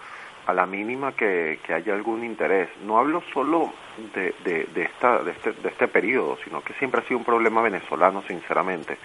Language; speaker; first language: Spanish; native; Spanish